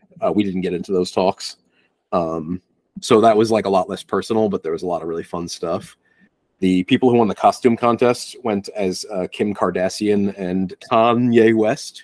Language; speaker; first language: English; native; English